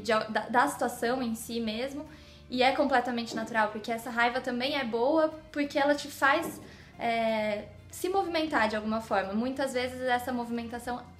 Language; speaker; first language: Portuguese; native; Portuguese